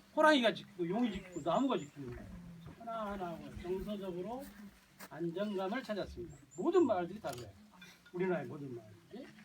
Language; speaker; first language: Korean; native; Korean